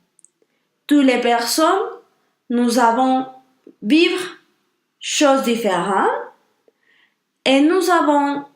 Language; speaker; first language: French; non-native, learner; Spanish